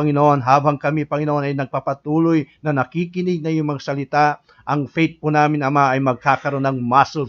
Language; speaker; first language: Filipino; native; Filipino